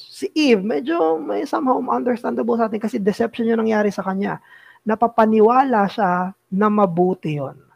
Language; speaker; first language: Filipino; native; Filipino